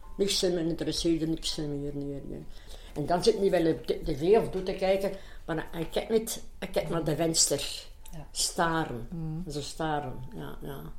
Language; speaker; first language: Dutch; native; Dutch